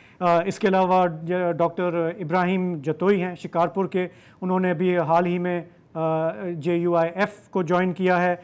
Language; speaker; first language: Urdu; non-native, local second language; Sindhi